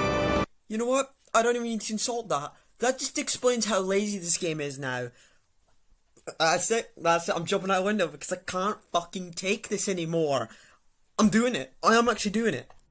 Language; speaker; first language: English; native; English